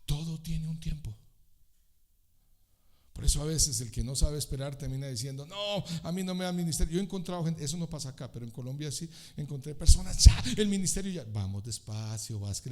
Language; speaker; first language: Spanish; native; Spanish